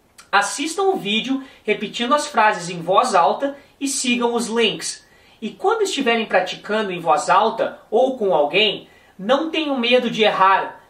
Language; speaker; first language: Portuguese; native; Portuguese